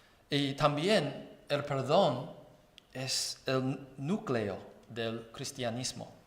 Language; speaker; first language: Spanish; non-native, fluent; Chinese